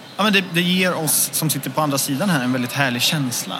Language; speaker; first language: Swedish; native; Swedish